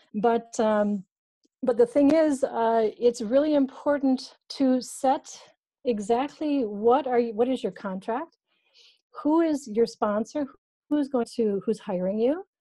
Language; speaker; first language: English; native; English